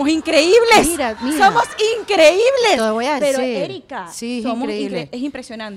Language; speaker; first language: Spanish; native; Spanish